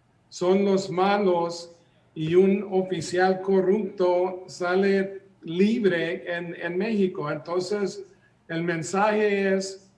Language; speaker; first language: Spanish; early bilingual, heritage; Spanish